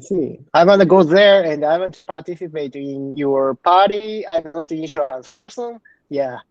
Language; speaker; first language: English; non-native, learner; Japanese